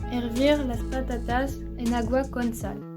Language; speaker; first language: Spanish; non-native, learner; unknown